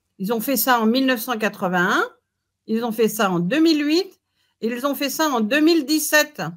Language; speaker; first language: French; native; French